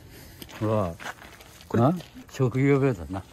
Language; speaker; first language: Japanese; native; Japanese